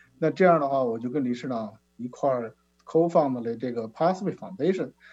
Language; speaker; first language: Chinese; native; Chinese